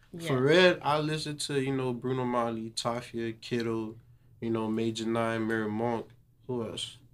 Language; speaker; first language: English; early bilingual, other home language; Haitian Creole